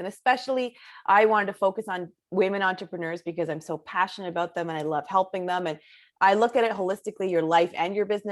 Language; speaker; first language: English; native; English